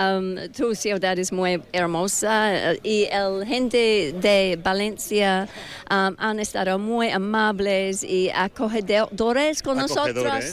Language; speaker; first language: Spanish; non-native, learner; English